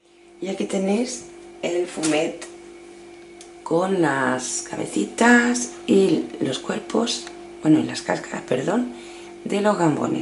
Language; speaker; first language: Spanish; native; Spanish